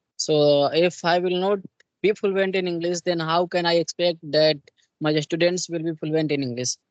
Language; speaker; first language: English; non-native, local second language; Hindi